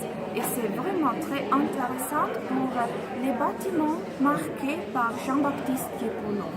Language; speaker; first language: French; non-native, fluent; Italian